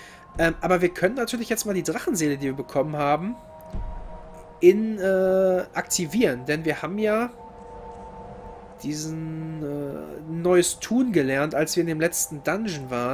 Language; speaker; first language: German; native; German